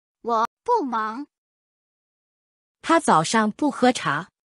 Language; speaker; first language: Chinese; non-native, learner; English